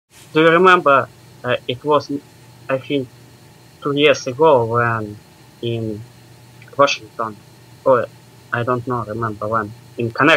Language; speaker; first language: English; non-native, learner; Russian